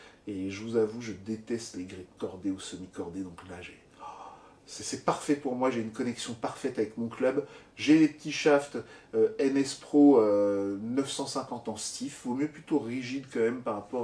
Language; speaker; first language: French; native; French